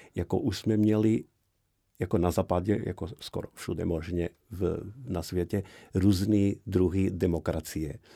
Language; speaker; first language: Czech; non-native, fluent; Portuguese